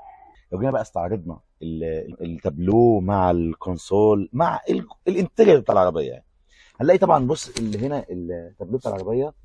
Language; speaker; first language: Arabic; native; Arabic